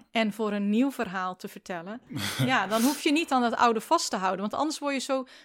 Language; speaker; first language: Dutch; native; Dutch